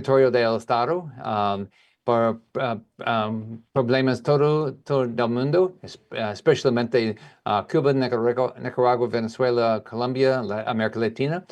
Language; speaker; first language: Spanish; non-native, learner; English